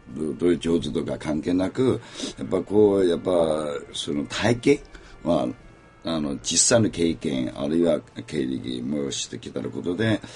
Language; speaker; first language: Japanese; non-native, fluent; Chinese